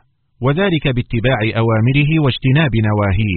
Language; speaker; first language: Arabic; native; Arabic